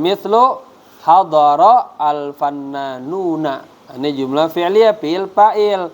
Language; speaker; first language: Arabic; non-native, fluent; Indonesian